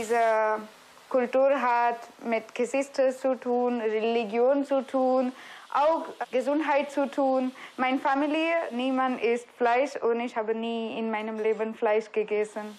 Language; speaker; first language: German; non-native, fluent; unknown